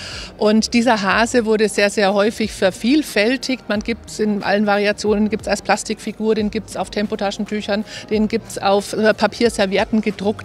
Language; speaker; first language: German; native; German